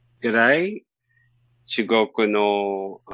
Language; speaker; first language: Japanese; non-native, learner; English